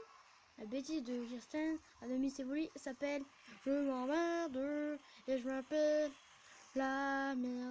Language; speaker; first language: French; native; French